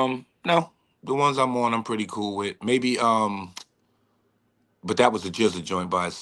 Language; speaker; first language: English; native; English